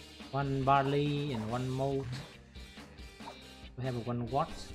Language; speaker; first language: English; non-native, fluent; Vietnamese